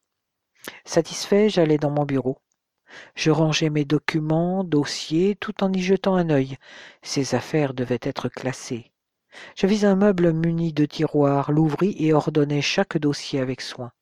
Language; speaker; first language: French; native; French